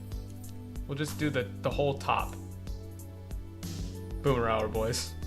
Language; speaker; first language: English; native; English